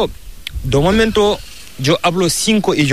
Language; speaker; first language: Spanish; non-native, learner; Fula